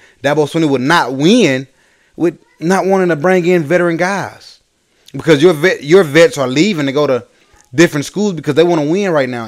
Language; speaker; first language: English; native; English